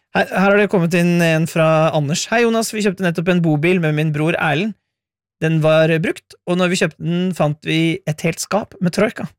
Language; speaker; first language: Norwegian; native; Norwegian